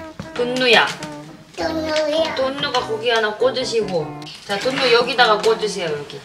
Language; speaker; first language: Korean; native; Korean